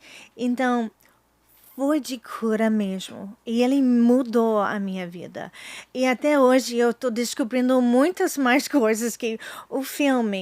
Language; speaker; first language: Portuguese; non-native, fluent; English